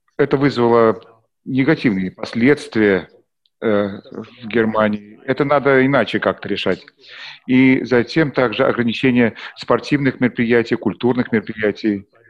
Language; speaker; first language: Russian; non-native, fluent; German